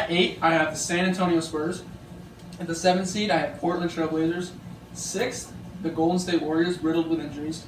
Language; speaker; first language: English; native; English